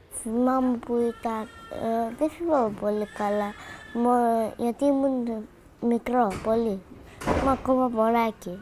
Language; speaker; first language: Greek; early bilingual, other home language; Persian